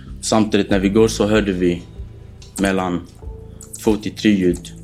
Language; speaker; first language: Swedish; non-native, fluent; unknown